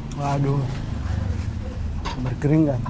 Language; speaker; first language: Indonesian; non-native, learner; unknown